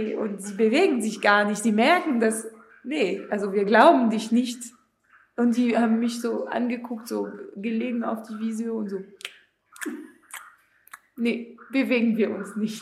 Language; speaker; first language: German; non-native, learner; French